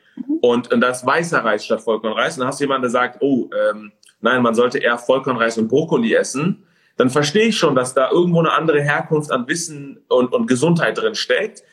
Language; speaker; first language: German; early bilingual, other home language; Persian